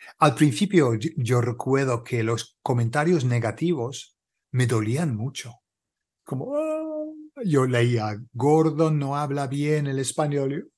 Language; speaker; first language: Spanish; non-native, fluent; English